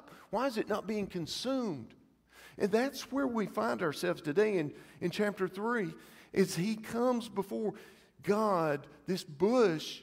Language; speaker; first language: English; native; English